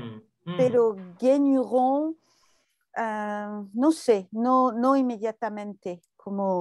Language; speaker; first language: Spanish; non-native, fluent; French